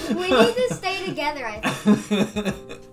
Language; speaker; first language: English; native; English